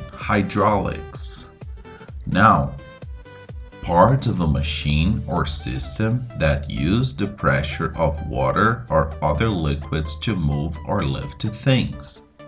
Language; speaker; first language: English; non-native, fluent; Portuguese